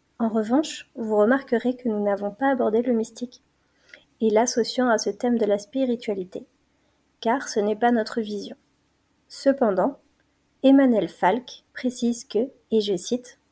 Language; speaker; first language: French; native; French